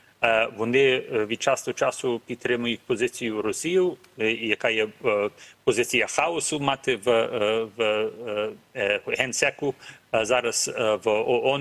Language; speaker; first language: Ukrainian; early bilingual, heritage; Ukrainian